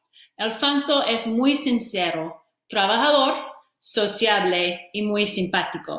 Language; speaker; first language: Spanish; non-native, fluent; English